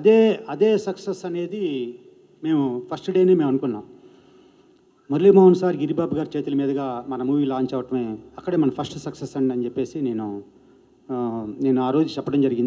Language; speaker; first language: Telugu; native; Telugu